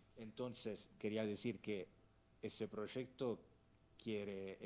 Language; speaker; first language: Spanish; non-native, fluent; Italian